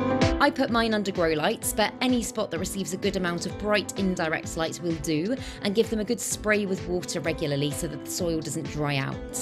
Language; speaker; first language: English; native; English